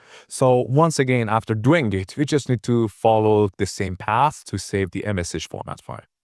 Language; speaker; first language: English; non-native, fluent; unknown